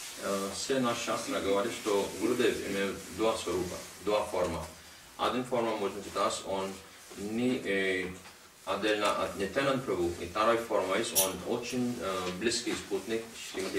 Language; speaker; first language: Russian; non-native, learner; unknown